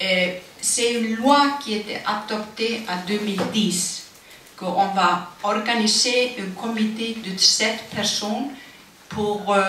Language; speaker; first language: French; non-native, learner; Icelandic